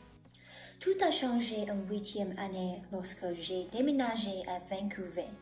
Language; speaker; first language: French; non-native, learner; Chinese